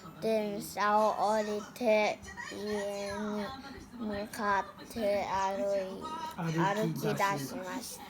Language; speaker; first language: Japanese; non-native, learner; Thai